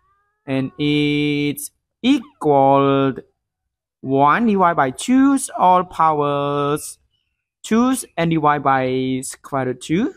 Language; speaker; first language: English; non-native, learner; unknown